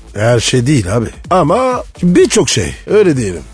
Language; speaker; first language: Turkish; non-native, fluent; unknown